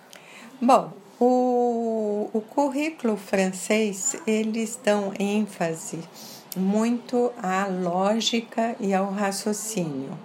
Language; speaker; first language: Portuguese; early bilingual, other home language; French